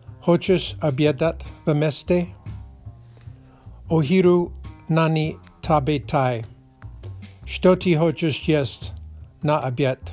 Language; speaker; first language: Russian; non-native, learner; Czech